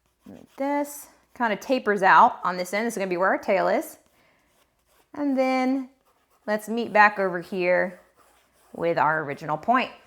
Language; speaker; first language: English; native; English